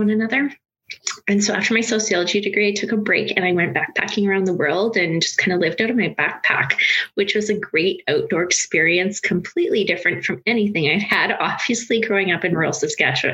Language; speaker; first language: English; native; English